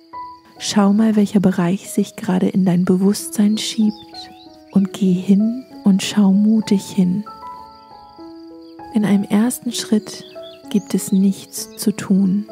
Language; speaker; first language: German; native; German